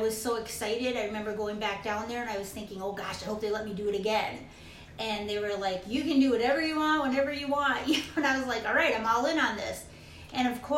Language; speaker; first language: English; native; English